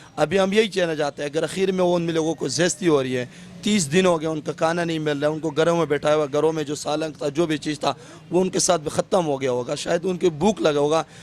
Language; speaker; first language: Urdu; non-native, local second language; Pashto